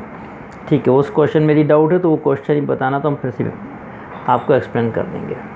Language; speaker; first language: Hindi; native; Hindi